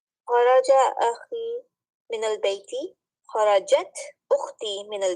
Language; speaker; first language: Arabic; non-native, learner; English